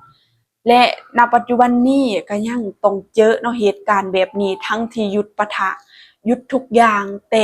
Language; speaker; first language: Thai; non-native, local second language; Northeastern Thai